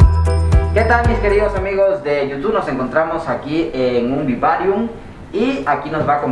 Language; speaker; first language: Spanish; native; Spanish